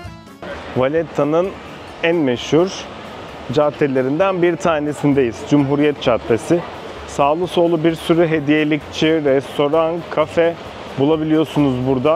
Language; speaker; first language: Turkish; native; Turkish